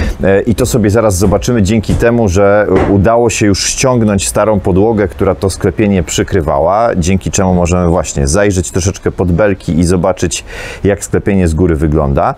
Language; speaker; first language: Polish; native; Polish